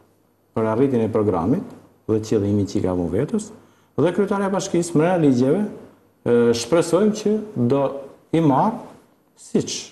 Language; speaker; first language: Albanian; native; Albanian